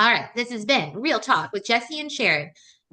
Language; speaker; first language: English; native; English